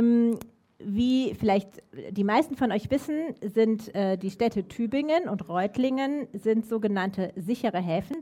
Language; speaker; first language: German; native; German